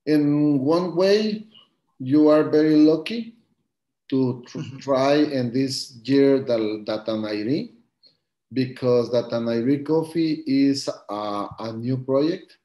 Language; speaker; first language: English; non-native, learner; Spanish